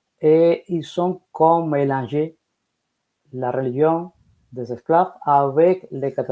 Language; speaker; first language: French; non-native, fluent; Spanish